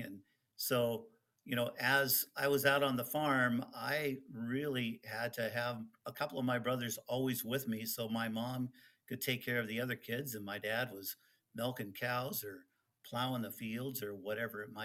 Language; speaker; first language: English; early bilingual, other home language; Dutch